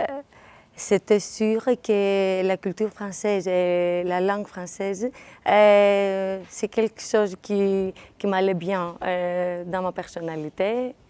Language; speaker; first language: French; non-native, fluent; Greek